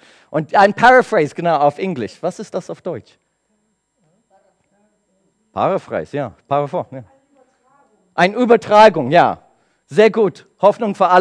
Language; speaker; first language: German; non-native, learner; English